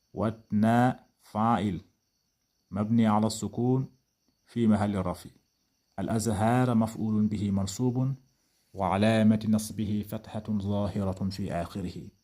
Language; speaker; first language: Arabic; non-native, fluent; Wolof